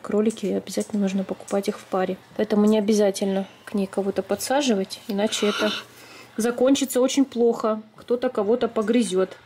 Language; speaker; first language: Russian; native; Russian